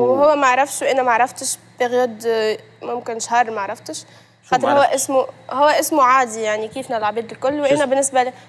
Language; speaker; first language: Arabic; native; Arabic